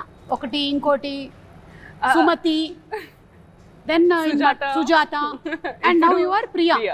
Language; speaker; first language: Telugu; native; Telugu